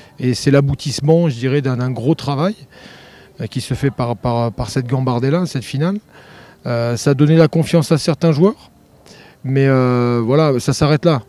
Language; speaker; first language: French; native; French